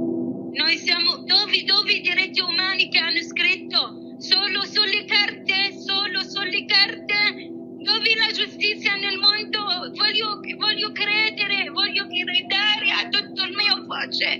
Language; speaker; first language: Italian; non-native, fluent; Arabic